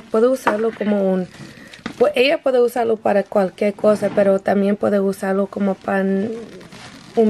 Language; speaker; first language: Spanish; non-native, learner; English